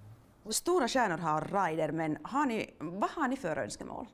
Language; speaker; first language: Swedish; non-native, local second language; Finnish